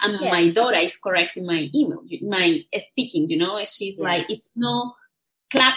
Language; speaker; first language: English; non-native, fluent; Spanish